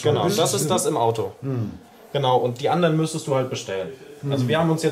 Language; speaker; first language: German; native; German